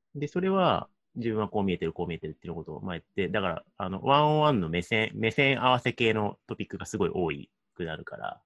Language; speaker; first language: Japanese; native; Japanese